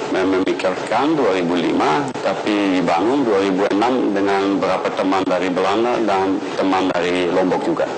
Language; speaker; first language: Indonesian; non-native, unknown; Dutch